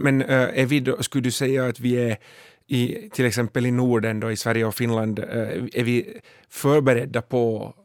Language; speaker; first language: Swedish; native; Swedish